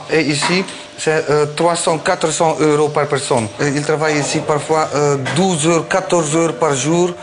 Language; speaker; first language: French; non-native, learner; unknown